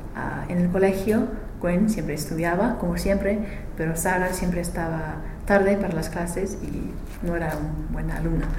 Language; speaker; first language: Spanish; non-native, learner; English